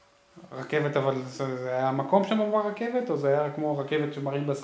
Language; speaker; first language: Hebrew; native; Hebrew